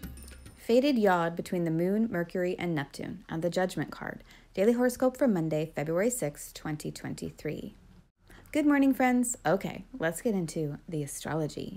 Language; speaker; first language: English; native; English